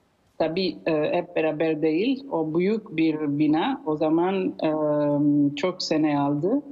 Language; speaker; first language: Turkish; non-native, learner; Italian